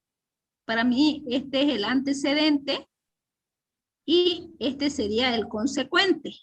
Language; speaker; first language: Spanish; native; Spanish